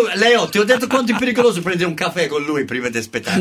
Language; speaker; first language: Italian; non-native, fluent; English